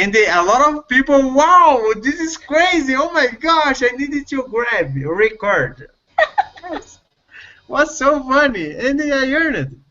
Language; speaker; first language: English; non-native, learner; Portuguese